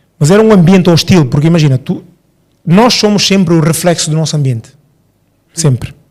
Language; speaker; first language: Portuguese; early bilingual, other home language; Upper Guinea Crioulo